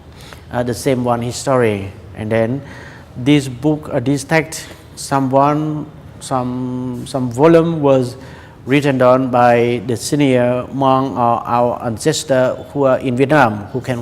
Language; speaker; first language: English; non-native, learner; Khmer